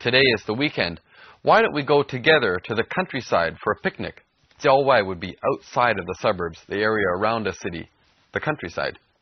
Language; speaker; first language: English; native; English